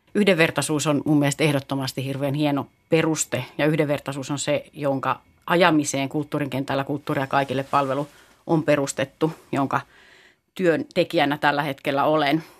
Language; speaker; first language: Finnish; native; Finnish